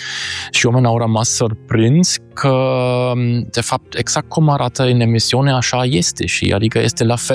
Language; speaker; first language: Romanian; non-native, fluent; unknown